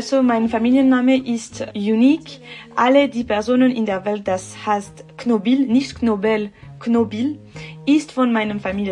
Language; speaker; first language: German; non-native, local second language; French